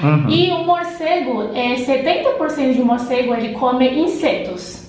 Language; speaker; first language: Portuguese; non-native, fluent; Chinese